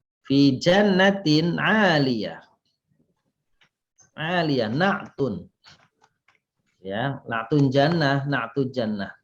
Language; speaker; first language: Arabic; non-native, fluent; Indonesian